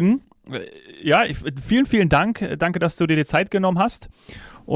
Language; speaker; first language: German; native; German